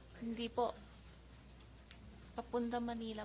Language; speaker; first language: Filipino; non-native, learner; Chinese